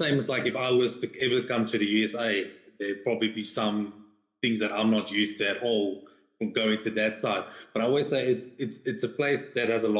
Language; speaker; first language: English; non-native, local second language; Afrikaans